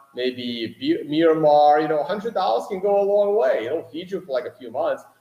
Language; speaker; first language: English; native; English